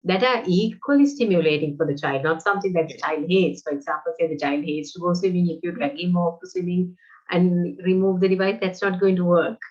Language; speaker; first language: English; non-native, local second language; Sinhala